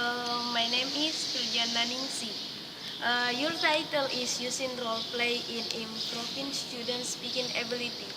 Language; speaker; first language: English; non-native, learner; Indonesian